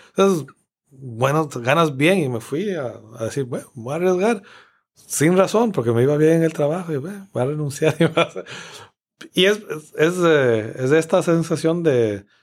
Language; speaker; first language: Spanish; native; Spanish